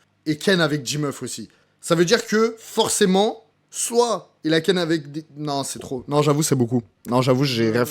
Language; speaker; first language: French; native; French